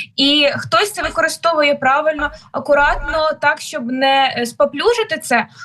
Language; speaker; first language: Ukrainian; native; Ukrainian